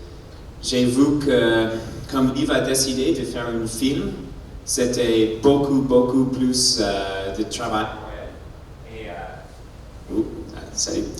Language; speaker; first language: French; non-native, learner; English